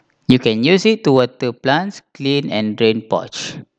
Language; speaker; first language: English; non-native, local second language; Malay